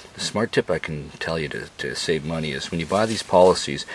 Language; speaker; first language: English; native; English